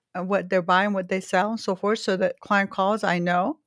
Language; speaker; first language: English; early bilingual, other home language; Arabic